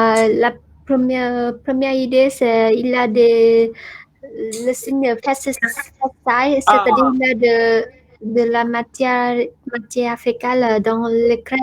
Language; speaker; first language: French; non-native, fluent; Vietnamese